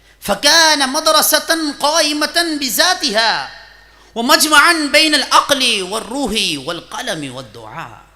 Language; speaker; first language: Arabic; non-native, fluent; Urdu